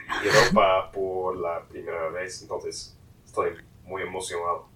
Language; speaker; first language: Spanish; non-native, learner; English